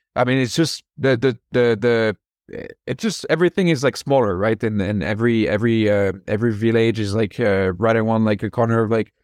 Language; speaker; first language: English; non-native, fluent; French